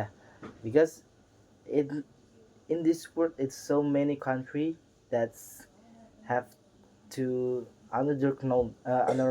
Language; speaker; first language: English; non-native, learner; Indonesian